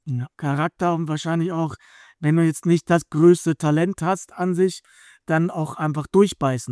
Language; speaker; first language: German; native; German